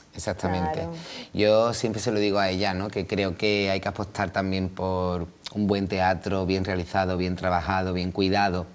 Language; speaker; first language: Spanish; native; Spanish